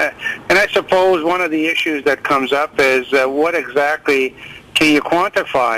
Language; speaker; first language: English; native; English